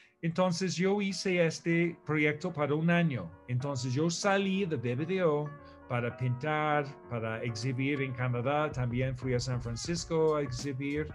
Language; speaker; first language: Spanish; non-native, fluent; English